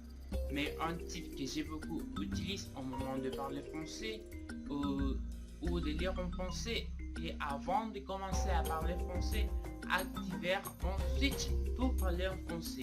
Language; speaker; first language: French; non-native, learner; Spanish